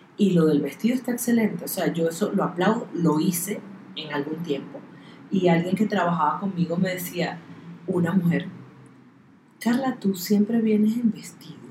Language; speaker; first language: Spanish; native; Spanish